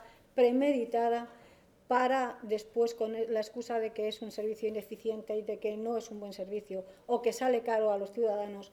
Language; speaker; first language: Spanish; native; Spanish